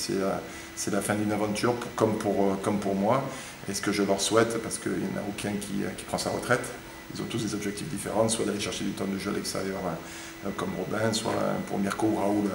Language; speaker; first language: French; native; French